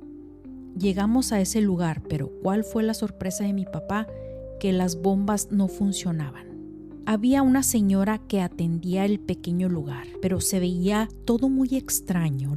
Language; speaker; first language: Spanish; native; Spanish